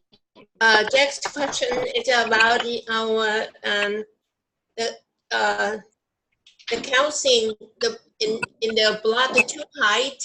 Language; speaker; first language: English; non-native, local second language; Chinese